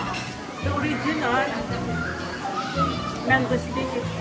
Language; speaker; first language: English; non-native, local second language; Filipino